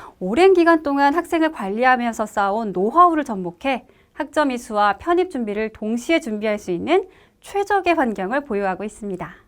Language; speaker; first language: Korean; native; Korean